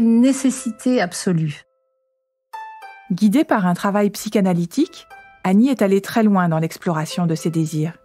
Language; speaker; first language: French; native; French